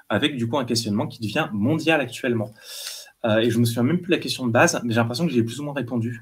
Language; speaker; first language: French; native; French